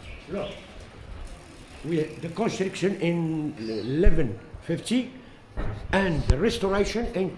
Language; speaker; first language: English; non-native, learner; Arabic